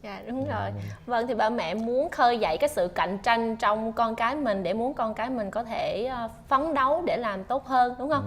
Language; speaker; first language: Vietnamese; native; Vietnamese